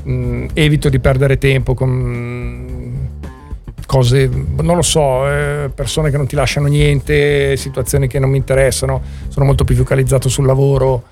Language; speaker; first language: Italian; native; Italian